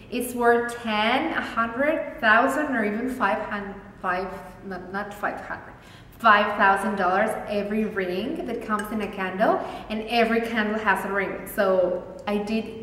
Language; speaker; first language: English; non-native, fluent; Spanish